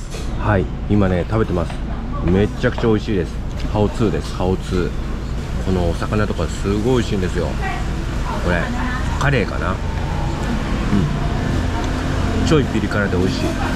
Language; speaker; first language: Japanese; native; Japanese